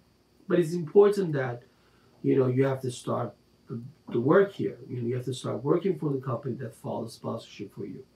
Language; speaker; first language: English; non-native, fluent; Turkish